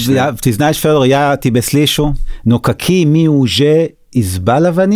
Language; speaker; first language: Russian; non-native, learner; Hebrew